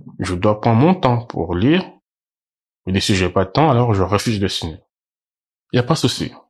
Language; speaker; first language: French; non-native, local second language; Portuguese